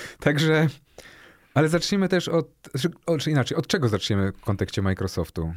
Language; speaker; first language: Polish; native; Polish